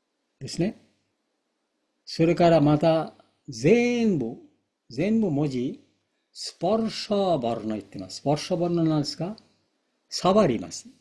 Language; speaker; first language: Japanese; non-native, fluent; Bangla